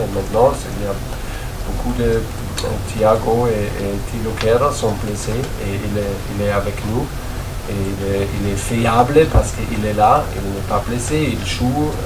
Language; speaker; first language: French; non-native, learner; German